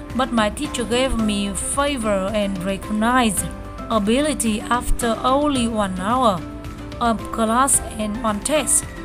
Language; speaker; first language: English; non-native, learner; Vietnamese